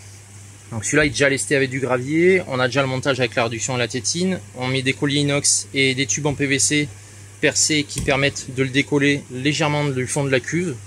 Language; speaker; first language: French; native; French